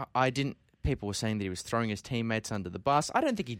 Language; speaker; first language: English; native; English